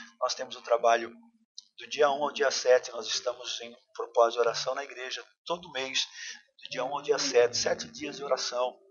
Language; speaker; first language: Portuguese; native; Portuguese